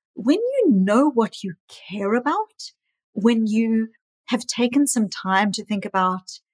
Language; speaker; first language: English; native; English